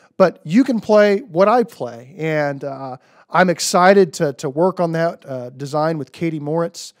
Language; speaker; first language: English; native; English